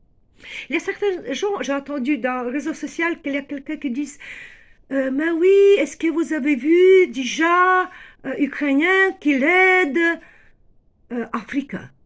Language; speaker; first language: French; non-native, fluent; Ukrainian